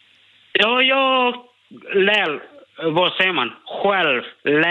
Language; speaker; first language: Swedish; non-native, learner; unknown